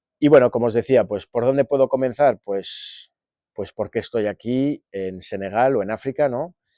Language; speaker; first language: Spanish; native; Spanish